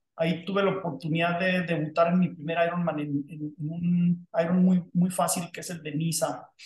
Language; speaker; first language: Spanish; native; Spanish